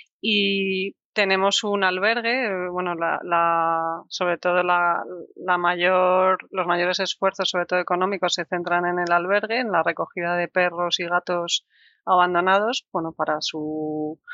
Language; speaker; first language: Spanish; native; Spanish